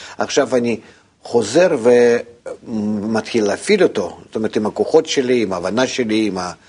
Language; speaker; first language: Hebrew; non-native, fluent; Russian